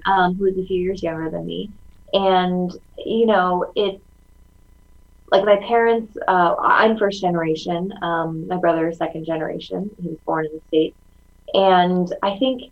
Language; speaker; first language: English; early bilingual, other home language; Chinese